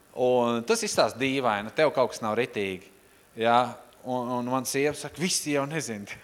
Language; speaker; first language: Latvian; non-native, local second language; Russian